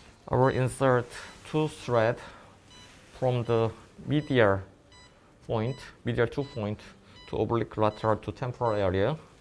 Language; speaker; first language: English; non-native, fluent; Korean